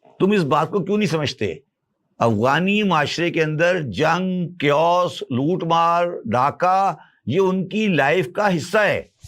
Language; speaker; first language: Urdu; native; Urdu